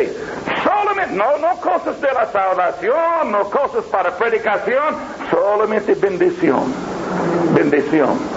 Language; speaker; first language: Spanish; non-native, learner; English